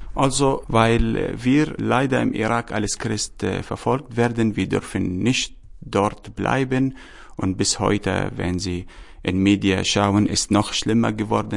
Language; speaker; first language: German; non-native, learner; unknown